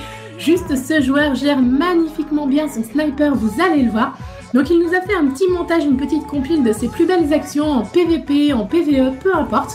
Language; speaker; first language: French; native; French